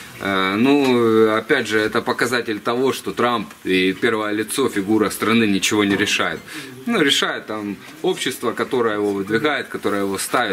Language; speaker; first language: Russian; native; Russian